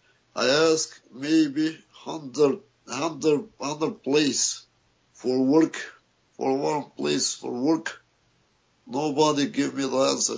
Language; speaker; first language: English; non-native, learner; Albanian